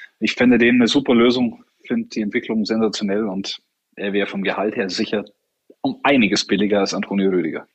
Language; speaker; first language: German; native; German